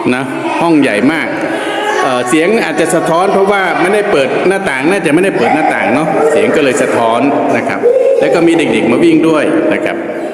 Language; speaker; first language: Thai; non-native, local second language; Khmer